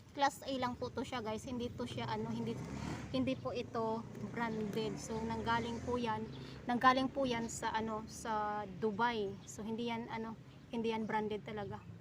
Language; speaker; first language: Filipino; non-native, local second language; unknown